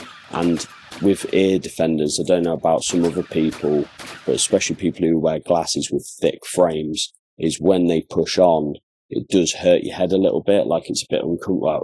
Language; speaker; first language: English; native; English